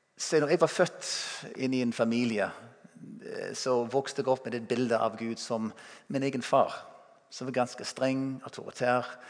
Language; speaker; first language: Norwegian; non-native, fluent; English